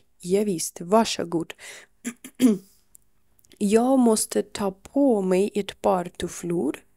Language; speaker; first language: Swedish; non-native, fluent; Ukrainian